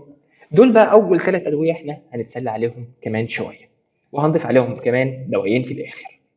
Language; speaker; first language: Arabic; native; Arabic